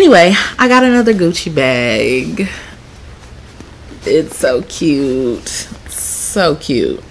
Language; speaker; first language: English; native; English